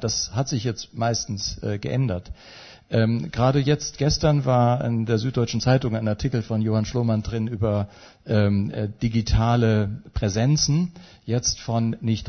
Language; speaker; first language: German; native; German